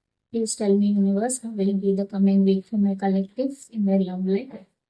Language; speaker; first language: English; non-native, local second language; Telugu